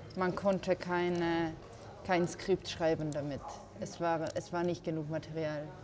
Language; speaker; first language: German; non-native, fluent; Georgian